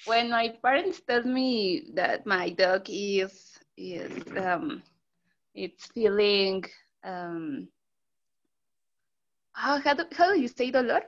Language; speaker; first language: English; non-native, learner; Spanish